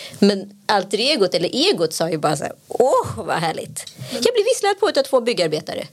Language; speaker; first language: Swedish; native; Swedish